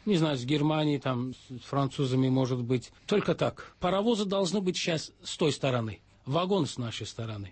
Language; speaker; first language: Russian; non-native, local second language; Azerbaijani